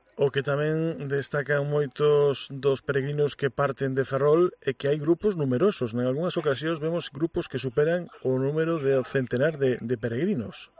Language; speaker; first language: Galician; native; Galician